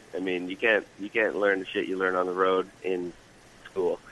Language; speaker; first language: English; native; English